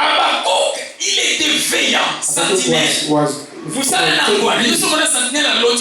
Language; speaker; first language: French; non-native, local second language; Lingala